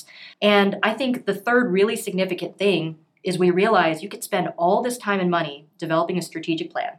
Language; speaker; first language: English; native; English